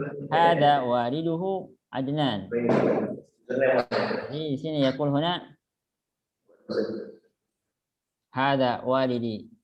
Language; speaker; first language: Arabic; non-native, fluent; Indonesian